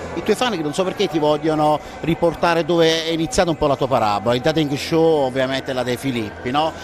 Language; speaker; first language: Italian; native; Italian